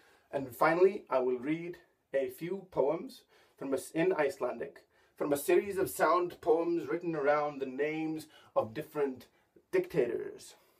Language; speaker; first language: English; non-native, fluent; Icelandic